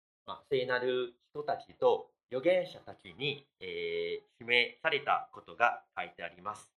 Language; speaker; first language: Japanese; non-native, fluent; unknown